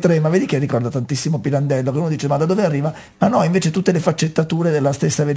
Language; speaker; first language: Italian; native; Italian